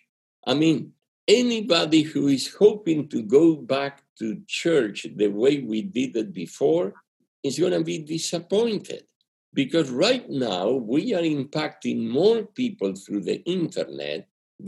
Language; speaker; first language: English; non-native, fluent; Spanish